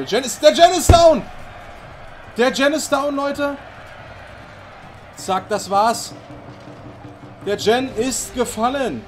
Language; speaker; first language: German; native; German